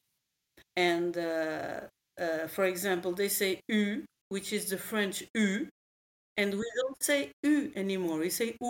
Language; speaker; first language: English; non-native, fluent; Portuguese